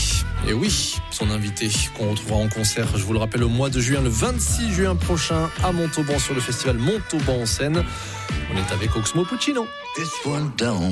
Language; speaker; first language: French; native; French